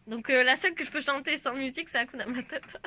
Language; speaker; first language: French; native; French